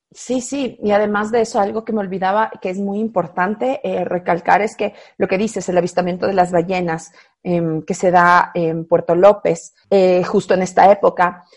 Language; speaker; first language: Spanish; native; Spanish